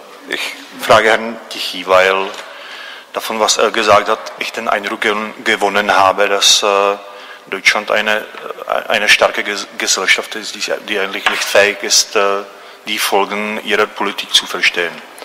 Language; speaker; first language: German; non-native, fluent; Czech